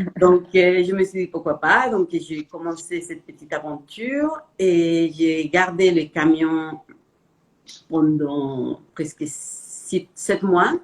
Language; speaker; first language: French; non-native, fluent; Spanish